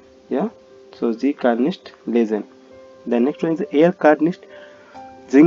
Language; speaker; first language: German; non-native, fluent; Hindi